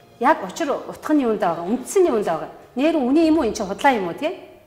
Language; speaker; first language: Mongolian; native; Mongolian